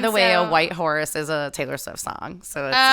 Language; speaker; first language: English; native; English